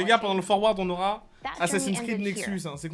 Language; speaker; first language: French; native; French